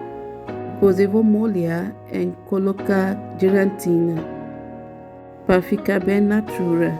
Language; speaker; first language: Portuguese; non-native, learner; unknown